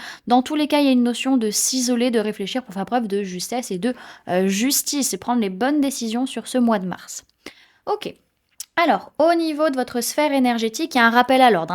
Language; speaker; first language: French; native; French